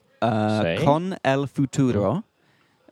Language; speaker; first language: Spanish; non-native, learner; English